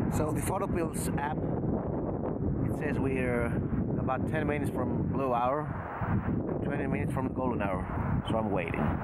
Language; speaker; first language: English; non-native, fluent; Greek